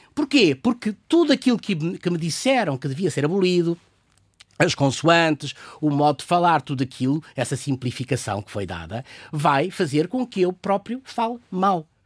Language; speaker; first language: Portuguese; native; Portuguese